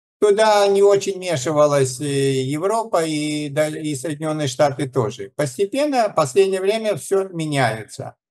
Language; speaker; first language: Russian; non-native, local second language; Armenian